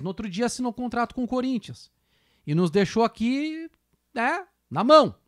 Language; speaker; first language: Portuguese; native; Portuguese